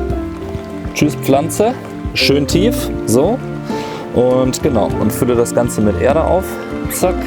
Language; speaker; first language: German; native; German